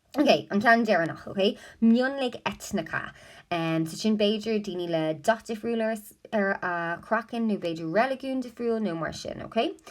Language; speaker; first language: Irish; non-native, local second language; English